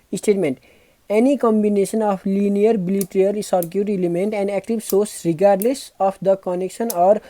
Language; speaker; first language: English; non-native, local second language; Nepali